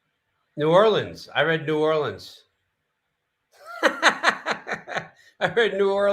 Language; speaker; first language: English; native; English